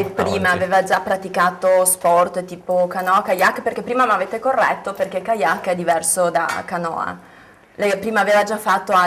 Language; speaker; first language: Italian; native; Italian